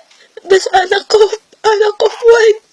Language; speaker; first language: Arabic; non-native, learner; Filipino